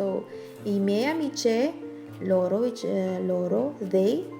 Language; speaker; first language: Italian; non-native, learner; Filipino